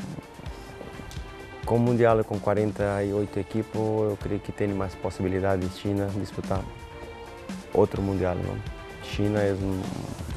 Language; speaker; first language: Spanish; non-native, learner; Portuguese